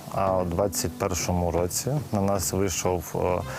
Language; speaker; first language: Ukrainian; native; Ukrainian